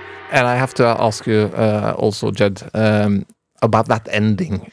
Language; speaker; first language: English; non-native, fluent; Norwegian